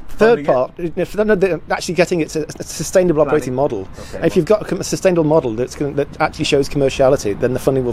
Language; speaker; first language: English; native; English